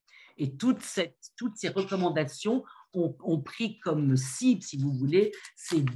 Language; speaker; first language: French; native; French